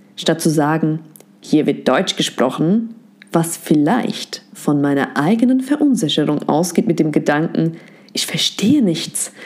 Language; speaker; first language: German; native; German